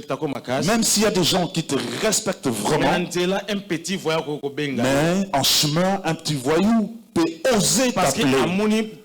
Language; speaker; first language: French; non-native, local second language; Lingala